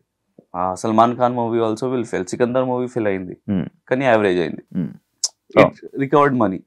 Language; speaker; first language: Telugu; non-native, learner; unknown